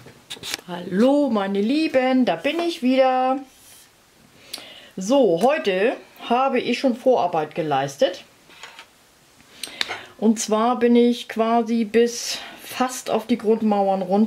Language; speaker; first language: German; native; German